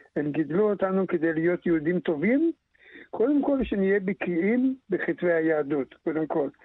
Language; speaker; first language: Hebrew; early bilingual, other home language; Arabic